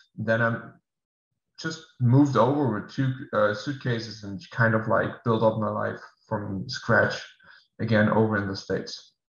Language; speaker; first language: English; non-native, fluent; German